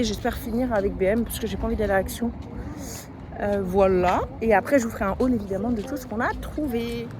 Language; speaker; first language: French; native; French